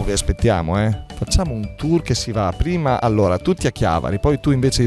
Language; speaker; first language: Italian; native; Italian